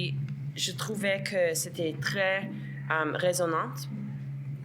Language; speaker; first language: French; non-native, local second language; English